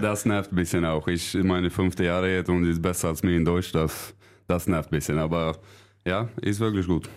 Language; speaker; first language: German; non-native, learner; Swedish